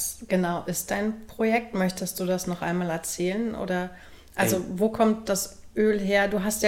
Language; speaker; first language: German; native; German